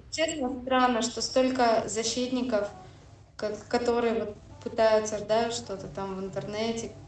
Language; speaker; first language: Russian; native; Russian